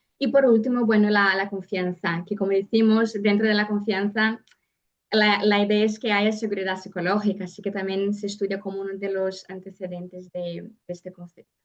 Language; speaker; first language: Spanish; non-native, fluent; Portuguese